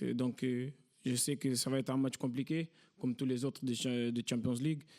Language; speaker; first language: French; non-native, fluent; Portuguese